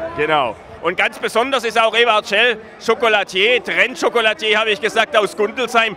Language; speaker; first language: German; native; German